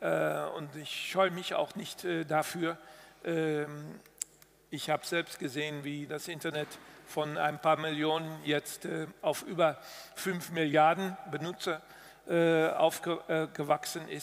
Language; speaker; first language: German; non-native, fluent; Dutch